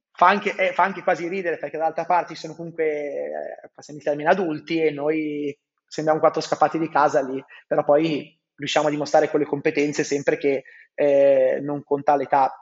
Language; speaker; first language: Italian; native; Italian